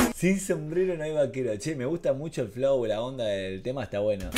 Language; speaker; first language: Spanish; native; Spanish